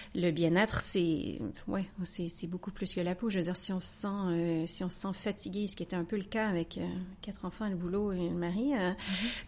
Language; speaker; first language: French; native; French